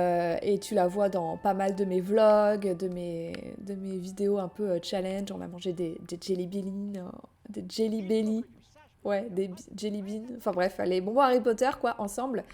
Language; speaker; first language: French; native; French